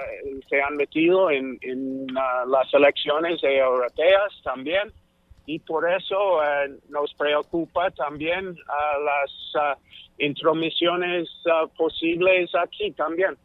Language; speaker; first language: Spanish; non-native, fluent; English